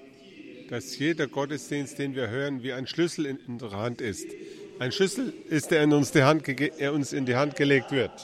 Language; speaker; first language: German; early bilingual, heritage; German